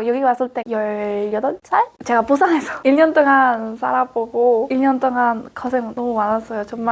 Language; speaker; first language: Korean; non-native, fluent; Spanish